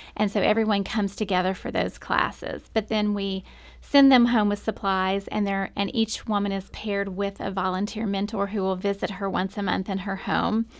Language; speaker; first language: English; native; English